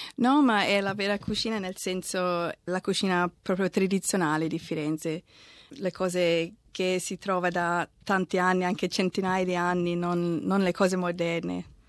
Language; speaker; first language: Italian; non-native, fluent; English